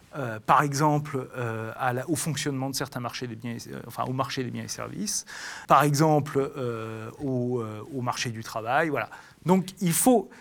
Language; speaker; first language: French; native; French